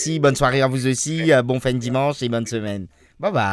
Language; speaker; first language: French; non-native, local second language; Morisyen